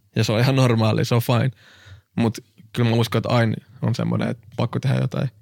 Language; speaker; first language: Finnish; early bilingual, other home language; Arabic